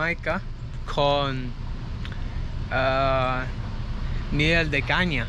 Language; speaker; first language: Spanish; non-native, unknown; English